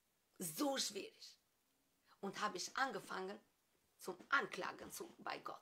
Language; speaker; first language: German; non-native, fluent; Albanian